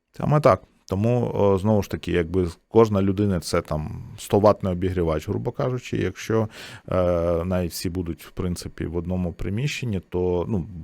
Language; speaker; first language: Ukrainian; native; Ukrainian